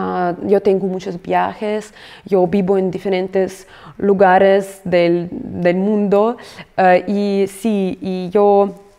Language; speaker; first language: Spanish; non-native, fluent; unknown